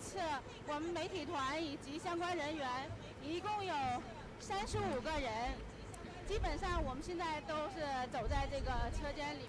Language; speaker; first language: Chinese; native; Chinese